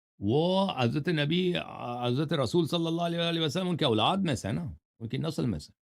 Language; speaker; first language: Urdu; non-native, fluent; Persian